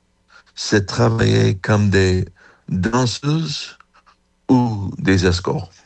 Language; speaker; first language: French; non-native, fluent; English